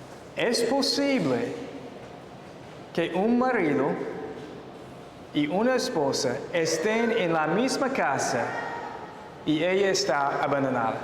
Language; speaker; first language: Spanish; non-native, fluent; English